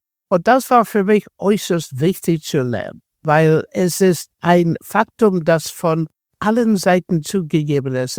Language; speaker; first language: German; non-native, fluent; English